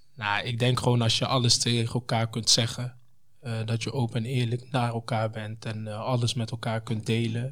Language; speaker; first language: Dutch; early bilingual, other home language; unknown